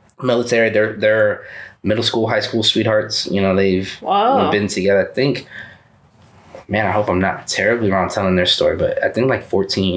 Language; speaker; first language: English; early bilingual, other home language; Spanish